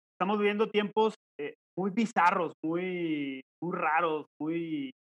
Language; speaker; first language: Spanish; native; Spanish